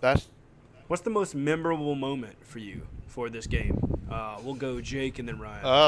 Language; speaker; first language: English; native; English